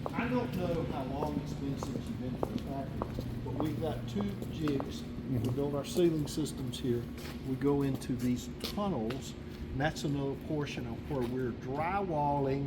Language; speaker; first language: English; native; English